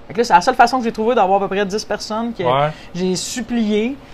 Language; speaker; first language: French; native; French